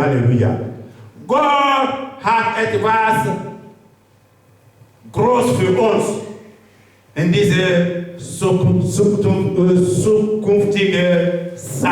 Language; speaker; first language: German; non-native, learner; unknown